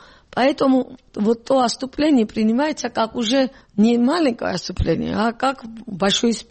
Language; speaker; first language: Russian; non-native, local second language; Georgian